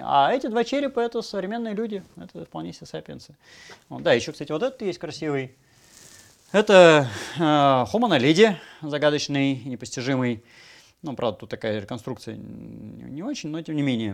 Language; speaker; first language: Russian; native; Russian